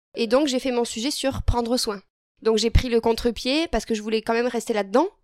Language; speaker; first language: French; native; French